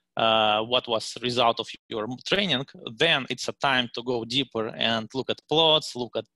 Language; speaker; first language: English; non-native, fluent; Russian